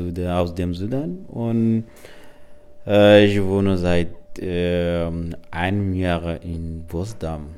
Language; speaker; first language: German; non-native, learner; Arabic